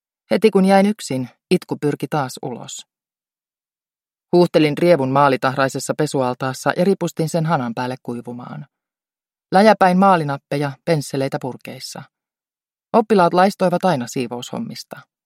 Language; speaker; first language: Finnish; native; Finnish